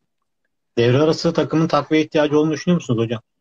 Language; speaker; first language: Turkish; native; Turkish